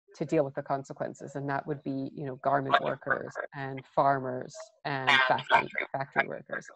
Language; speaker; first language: English; native; English